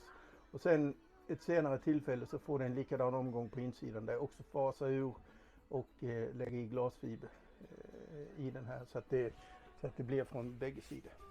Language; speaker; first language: Swedish; native; Swedish